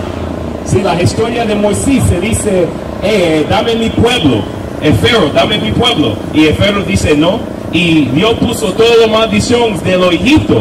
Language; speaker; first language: Spanish; non-native, learner; English